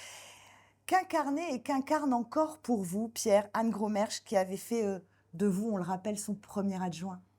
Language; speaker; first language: French; native; French